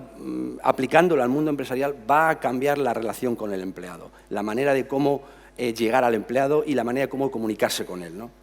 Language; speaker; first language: Spanish; native; Spanish